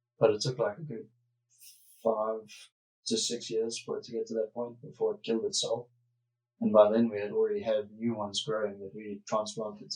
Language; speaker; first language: English; native; English